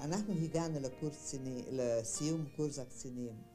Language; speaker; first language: Hebrew; non-native, fluent; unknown